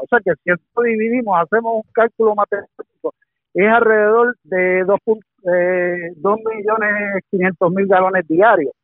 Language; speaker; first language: Spanish; native; Spanish